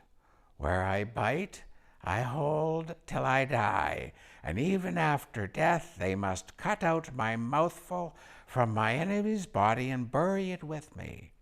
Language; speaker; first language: English; native; English